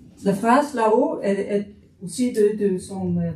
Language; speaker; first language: French; non-native, fluent; Faroese